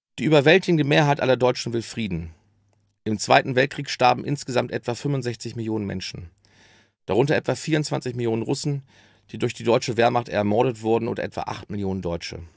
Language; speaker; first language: German; native; German